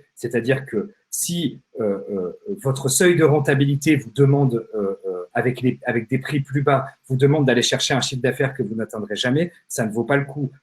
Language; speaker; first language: French; native; French